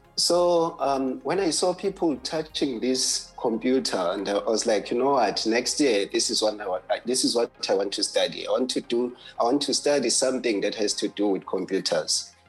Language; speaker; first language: English; non-native, local second language; Zulu